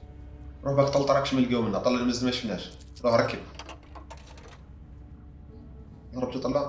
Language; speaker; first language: Arabic; native; Arabic